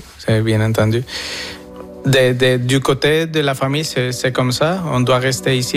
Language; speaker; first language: French; non-native, fluent; Spanish